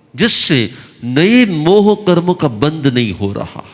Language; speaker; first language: Hindi; non-native, local second language; Gujarati